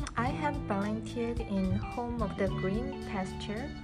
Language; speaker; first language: English; non-native, learner; Korean